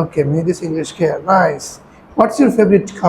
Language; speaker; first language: English; non-native, fluent; Bangla